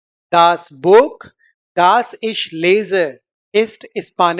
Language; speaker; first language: German; non-native, fluent; Hindi